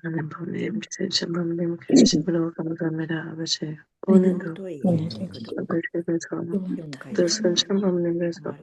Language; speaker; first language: Korean; non-native, learner; Thai